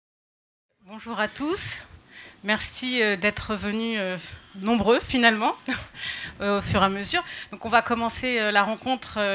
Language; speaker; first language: French; native; French